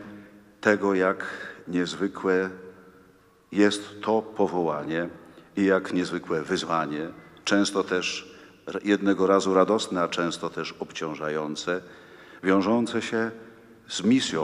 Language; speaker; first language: Polish; native; Polish